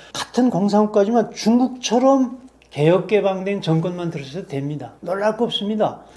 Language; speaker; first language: Korean; native; Korean